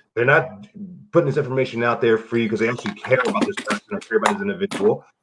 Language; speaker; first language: English; native; English